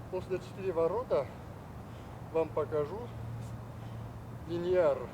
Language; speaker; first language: Russian; non-native, learner; Chinese